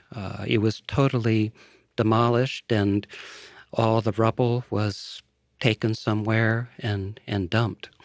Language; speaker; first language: English; native; English